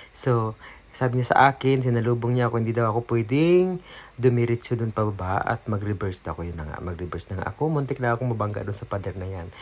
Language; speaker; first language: Filipino; non-native, local second language; Cebuano